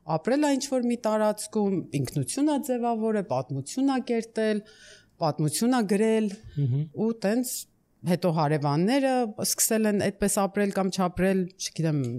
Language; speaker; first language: Armenian; early bilingual, heritage; Armenian